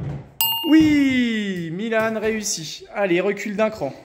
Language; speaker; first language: French; native; French